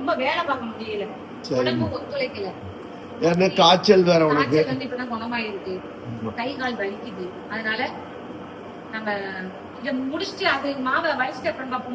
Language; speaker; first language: Tamil; native; Tamil